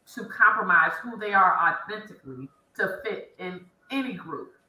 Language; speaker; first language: English; native; English